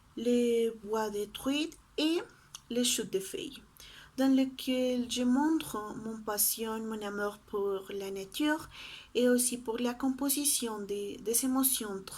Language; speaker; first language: French; non-native, learner; Spanish